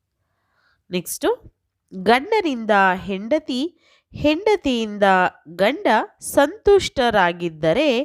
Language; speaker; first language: Kannada; native; Kannada